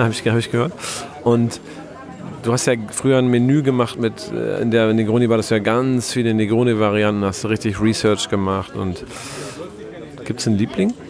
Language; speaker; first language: German; native; German